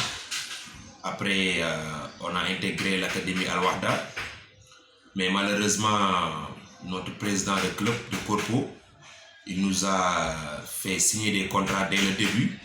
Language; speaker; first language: French; non-native, local second language; Wolof